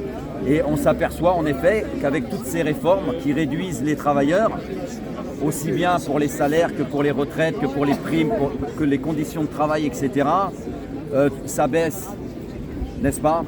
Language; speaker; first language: French; native; French